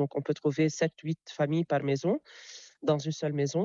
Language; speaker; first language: French; non-native, local second language; Arabic